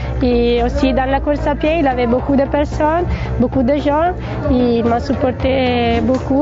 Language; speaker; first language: French; non-native, learner; Italian